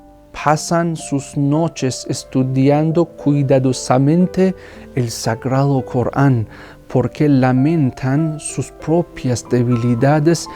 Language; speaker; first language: Spanish; non-native, fluent; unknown